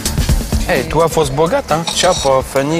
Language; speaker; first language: Romanian; non-native, fluent; French